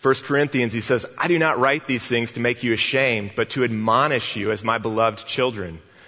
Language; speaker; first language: English; native; English